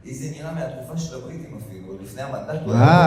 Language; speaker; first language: Hebrew; native; Hebrew